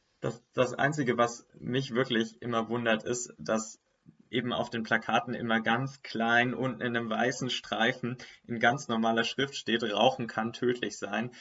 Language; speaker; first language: German; native; German